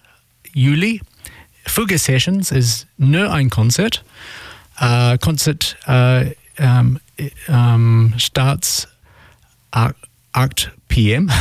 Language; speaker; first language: German; non-native, learner; English